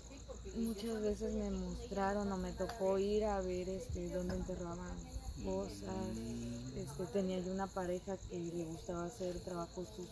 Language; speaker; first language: Spanish; native; Spanish